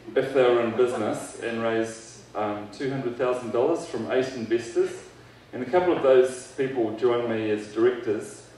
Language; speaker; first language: English; native; English